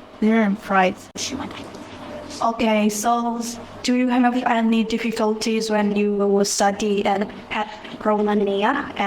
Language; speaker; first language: English; non-native, fluent; Indonesian